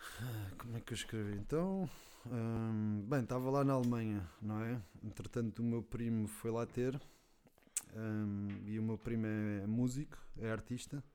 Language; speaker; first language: Portuguese; native; Portuguese